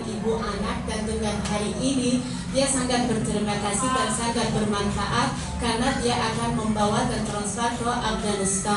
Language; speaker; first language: Indonesian; non-native, fluent; Persian